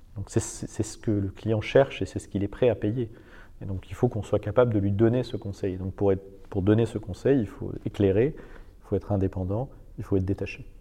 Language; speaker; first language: French; non-native, fluent; Persian